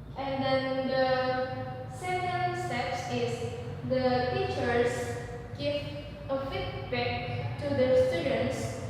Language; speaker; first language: English; non-native, learner; Indonesian